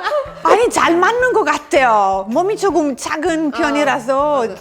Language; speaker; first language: Korean; non-native, fluent; Italian